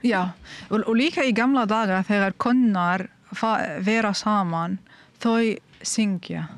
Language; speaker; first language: Icelandic; non-native, learner; Arabic